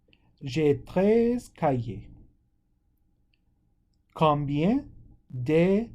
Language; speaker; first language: French; non-native, fluent; English